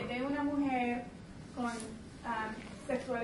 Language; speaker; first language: Spanish; non-native, learner; English